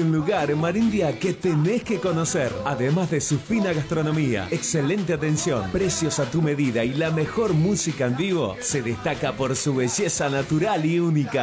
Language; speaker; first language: Spanish; native; Spanish